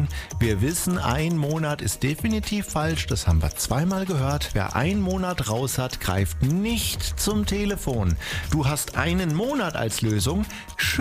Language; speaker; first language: German; native; German